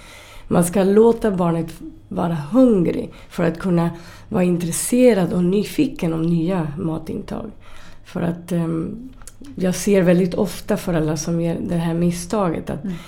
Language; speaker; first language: Swedish; non-native, fluent; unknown